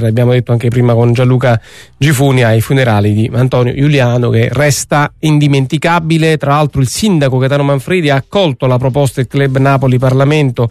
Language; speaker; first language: Italian; native; Italian